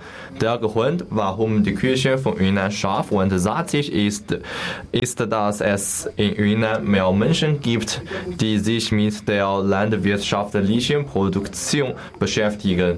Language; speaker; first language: German; non-native, learner; Chinese